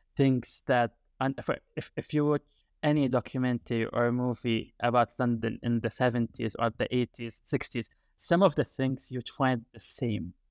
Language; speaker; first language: English; non-native, fluent; Arabic